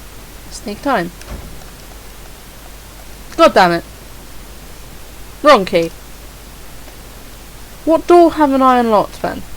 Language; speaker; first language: English; native; English